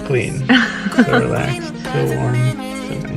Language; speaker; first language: English; native; English